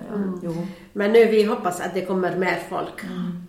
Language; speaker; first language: Swedish; non-native, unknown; Arabic